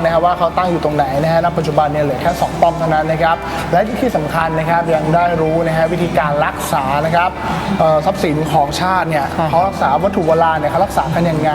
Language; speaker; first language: Thai; native; Thai